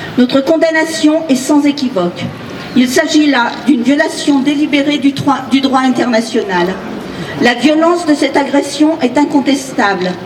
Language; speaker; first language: French; native; French